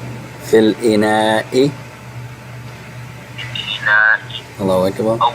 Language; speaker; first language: Arabic; non-native, learner; English